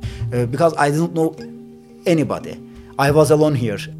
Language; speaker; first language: English; non-native, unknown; Turkish